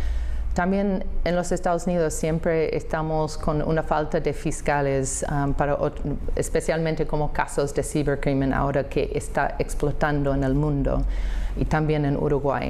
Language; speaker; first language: Spanish; non-native, fluent; English